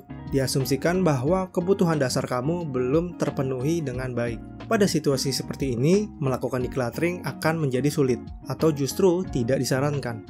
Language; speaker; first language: Indonesian; native; Indonesian